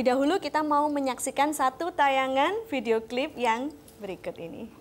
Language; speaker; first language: Indonesian; native; Indonesian